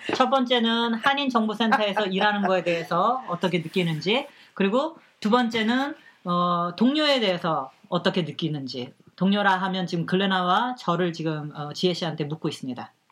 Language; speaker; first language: Korean; native; Korean